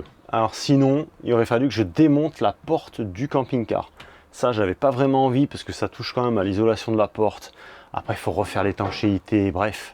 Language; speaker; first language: French; native; French